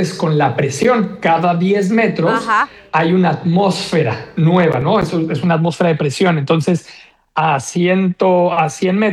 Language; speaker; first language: Spanish; native; Spanish